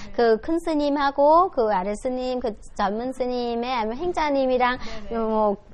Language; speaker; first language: Korean; non-native, learner; Vietnamese